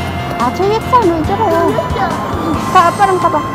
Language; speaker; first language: Korean; non-native, learner; Filipino